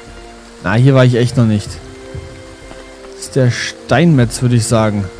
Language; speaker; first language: German; native; German